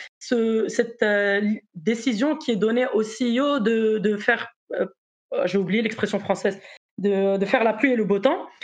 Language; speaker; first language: French; non-native, local second language; Arabic